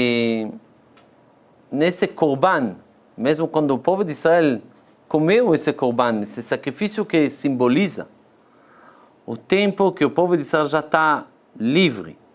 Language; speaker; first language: Portuguese; non-native, fluent; Hebrew